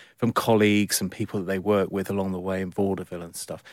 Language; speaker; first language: English; native; English